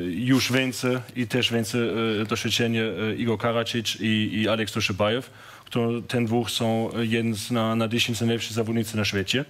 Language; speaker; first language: Polish; non-native, learner; German